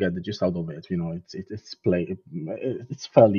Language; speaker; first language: English; non-native, fluent; Italian